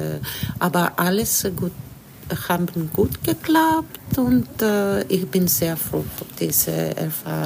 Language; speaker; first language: German; non-native, learner; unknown